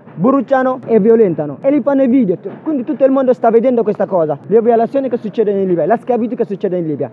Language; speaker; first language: Italian; non-native, fluent; Tigrinya